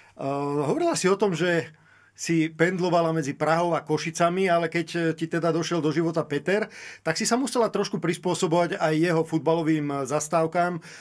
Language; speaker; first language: Slovak; native; Slovak